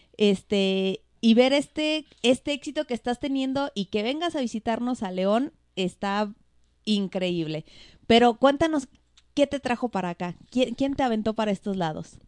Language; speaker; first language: Spanish; native; Spanish